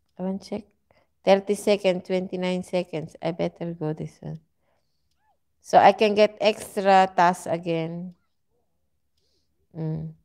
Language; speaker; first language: English; non-native, learner; Filipino